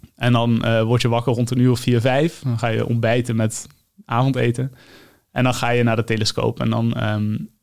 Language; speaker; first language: Dutch; native; Dutch